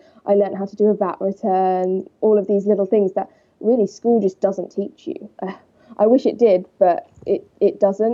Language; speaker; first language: English; native; English